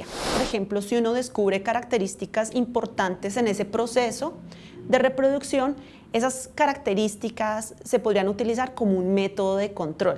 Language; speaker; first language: Spanish; native; Spanish